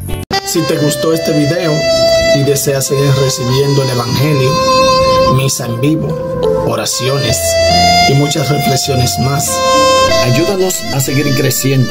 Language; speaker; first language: Spanish; native; Spanish